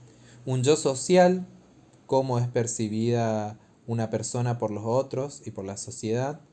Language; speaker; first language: Spanish; native; Spanish